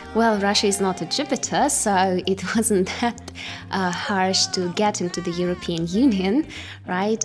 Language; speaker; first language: English; non-native, fluent; Russian